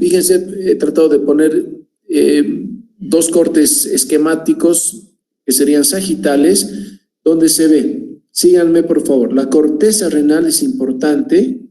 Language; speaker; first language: Spanish; native; Spanish